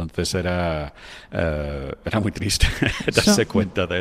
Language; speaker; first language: Spanish; non-native, fluent; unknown